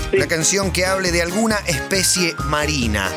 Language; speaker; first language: Spanish; native; Spanish